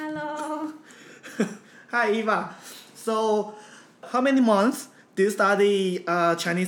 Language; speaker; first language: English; non-native, fluent; Chinese